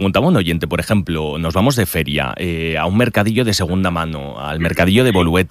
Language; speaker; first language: Spanish; native; Spanish